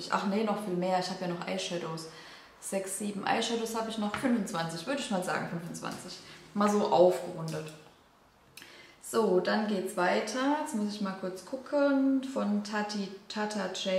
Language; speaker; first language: German; native; German